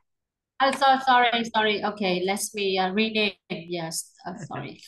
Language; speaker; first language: English; non-native, learner; Vietnamese